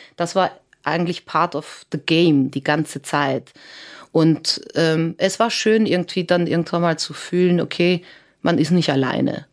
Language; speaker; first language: German; early bilingual, other home language; Serbian